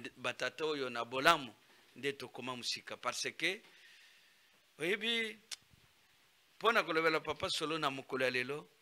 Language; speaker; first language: Lingala; non-native, local second language; Kongo